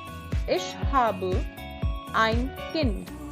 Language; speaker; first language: German; non-native, learner; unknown